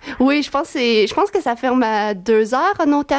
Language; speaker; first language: French; native; French